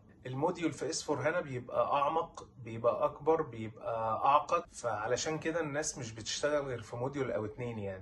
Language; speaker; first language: Arabic; native; Arabic